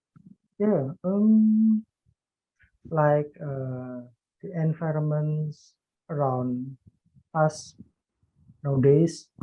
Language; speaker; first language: English; non-native, learner; Indonesian